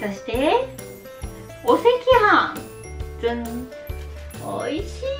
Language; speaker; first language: Japanese; non-native, fluent; Indonesian